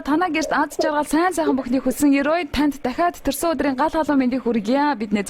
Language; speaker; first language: Mongolian; native; Mongolian